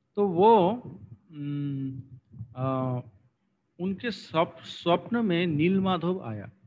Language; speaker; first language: Hindi; non-native, local second language; Bangla